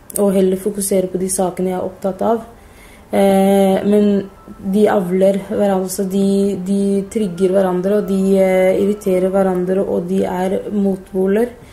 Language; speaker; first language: Norwegian; early bilingual, other home language; Somali